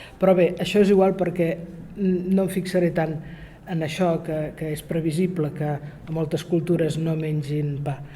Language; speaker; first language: Catalan; native; Catalan